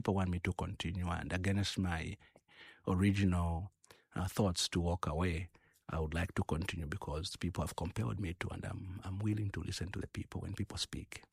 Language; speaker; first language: English; non-native, local second language; Bemba